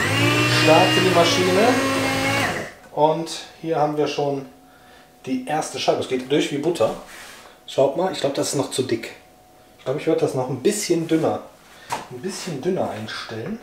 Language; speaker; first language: German; native; German